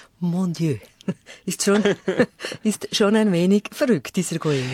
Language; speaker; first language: German; native; German